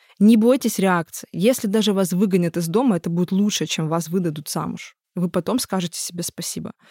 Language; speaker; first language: Russian; native; Russian